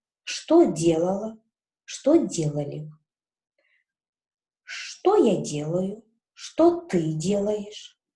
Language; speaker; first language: Russian; non-native, local second language; Kazakh